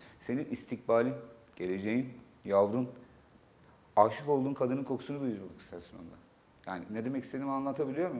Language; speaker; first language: Turkish; native; Turkish